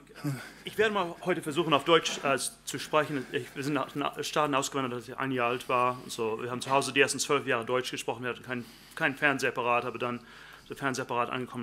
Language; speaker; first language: German; early bilingual, heritage; German